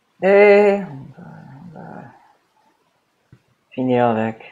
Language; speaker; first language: French; non-native, learner; English